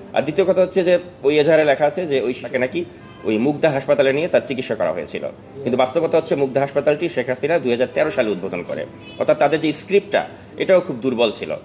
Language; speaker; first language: Bangla; native; Bangla